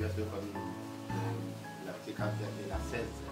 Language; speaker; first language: Spanish; non-native, learner; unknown